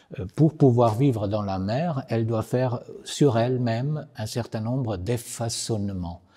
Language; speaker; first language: French; non-native, local second language; Italian